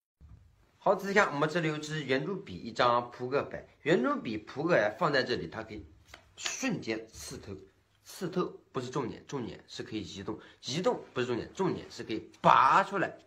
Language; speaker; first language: Chinese; native; Chinese